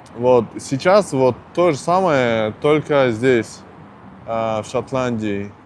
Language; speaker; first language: Russian; non-native, local second language; Tajik